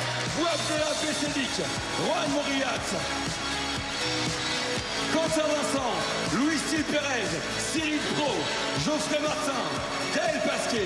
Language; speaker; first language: French; native; French